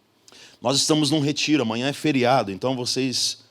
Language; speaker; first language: Portuguese; native; Portuguese